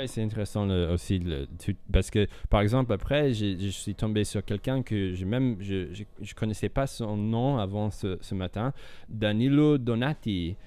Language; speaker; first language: French; non-native, fluent; English